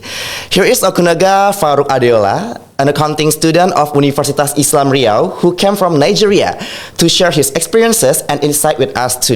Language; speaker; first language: English; non-native, fluent; Indonesian